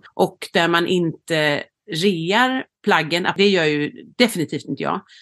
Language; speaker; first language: Swedish; native; Swedish